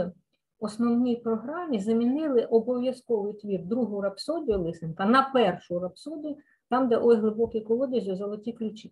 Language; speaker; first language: Ukrainian; native; Ukrainian